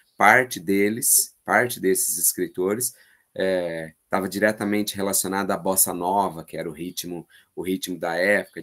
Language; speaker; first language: Portuguese; native; Portuguese